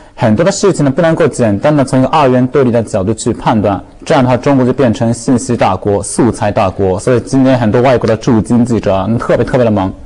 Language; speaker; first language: Chinese; non-native, fluent; Japanese